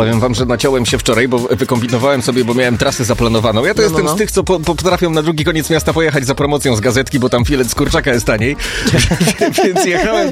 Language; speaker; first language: Polish; native; Polish